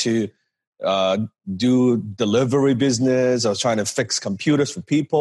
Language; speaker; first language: English; non-native, local second language; Cantonese